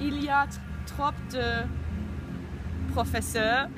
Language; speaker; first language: French; non-native, learner; English